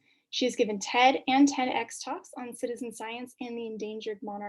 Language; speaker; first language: English; native; English